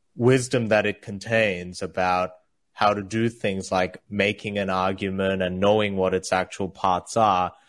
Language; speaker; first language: English; early bilingual, other home language; Korean